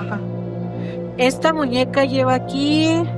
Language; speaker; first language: Spanish; native; Spanish